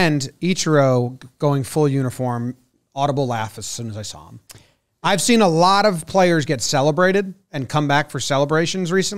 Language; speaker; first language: English; native; English